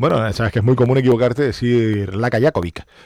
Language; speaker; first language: Spanish; native; Spanish